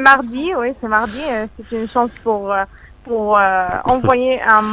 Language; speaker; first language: French; non-native, learner; Arabic